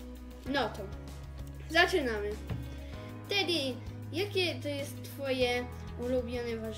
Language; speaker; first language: Polish; early bilingual, heritage; Polish